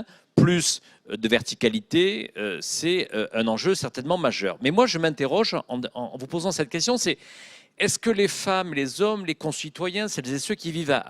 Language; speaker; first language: French; native; French